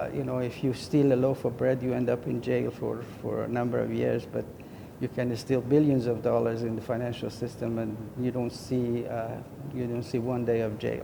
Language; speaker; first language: English; non-native, fluent; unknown